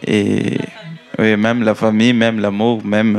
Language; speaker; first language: French; non-native, learner; Malagasy